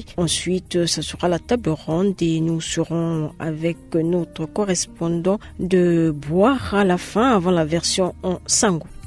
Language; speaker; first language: French; non-native, local second language; Sango